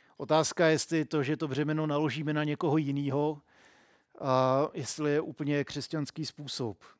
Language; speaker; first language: Czech; native; Czech